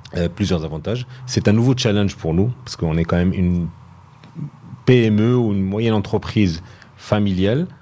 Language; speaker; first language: French; non-native, local second language; Arabic